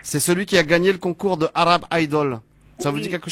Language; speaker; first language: French; native; French